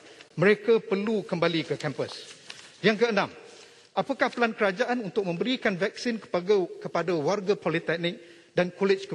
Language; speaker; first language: Malay; native; Malay